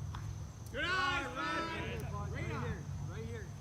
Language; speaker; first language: English; native; English